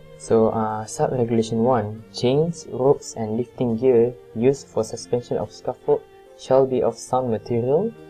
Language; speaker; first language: English; non-native, local second language; Malay